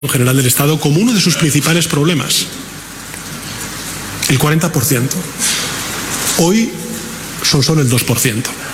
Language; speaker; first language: Spanish; native; Spanish